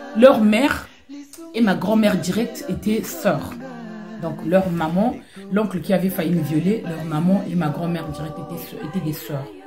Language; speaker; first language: French; non-native, local second language; Lingala